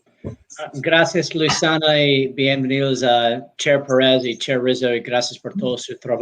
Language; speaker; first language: Spanish; non-native, learner; English